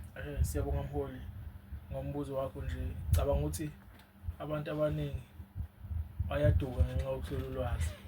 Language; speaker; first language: Zulu; native; Zulu